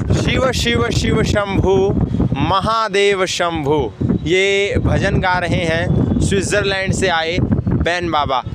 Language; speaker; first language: Hindi; native; Hindi